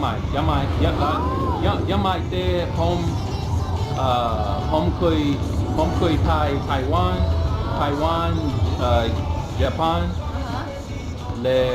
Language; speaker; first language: Thai; non-native, learner; English